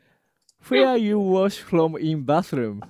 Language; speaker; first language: English; non-native, learner; Japanese